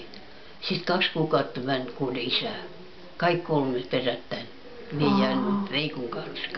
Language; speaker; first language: Finnish; early bilingual, heritage; Finnish